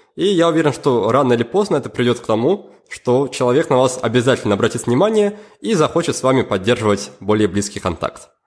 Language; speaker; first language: Russian; native; Russian